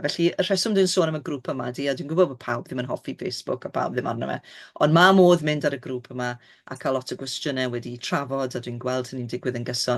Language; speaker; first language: Welsh; native; Welsh